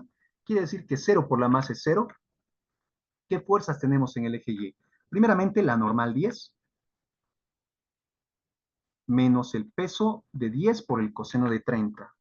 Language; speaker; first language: Spanish; native; Spanish